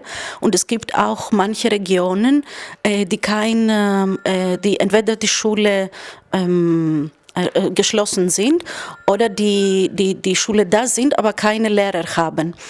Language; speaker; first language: German; non-native, fluent; Greek